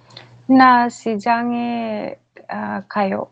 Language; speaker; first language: Korean; non-native, learner; Bangla